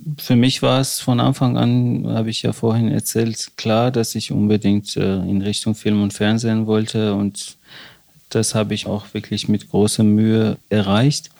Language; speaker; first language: German; non-native, fluent; Persian